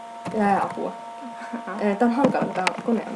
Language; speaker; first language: Finnish; native; Finnish